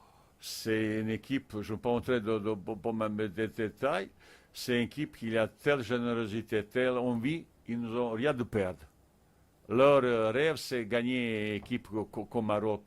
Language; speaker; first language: French; non-native, fluent; Bosnian